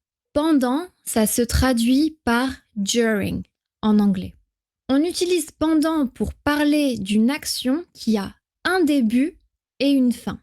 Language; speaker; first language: French; native; French